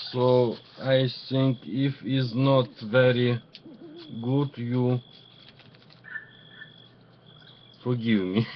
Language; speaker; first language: English; non-native, learner; Ukrainian